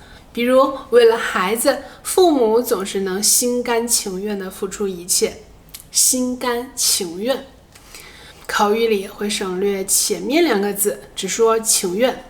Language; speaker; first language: Chinese; native; Chinese